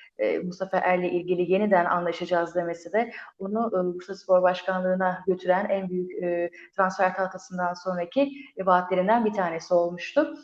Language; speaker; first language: Turkish; native; Turkish